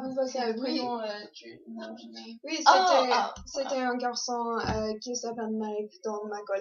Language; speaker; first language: French; non-native, learner; English